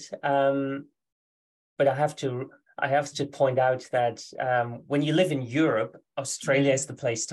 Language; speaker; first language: English; non-native, fluent; German